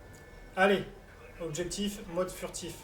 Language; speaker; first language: French; native; French